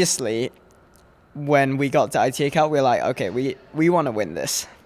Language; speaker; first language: English; native; English